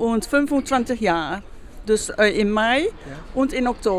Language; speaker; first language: German; non-native, learner; Dutch